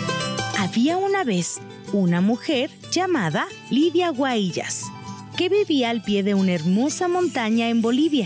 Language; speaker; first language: Spanish; native; Spanish